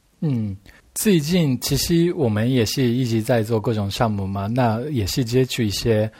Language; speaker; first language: Chinese; non-native, fluent; Japanese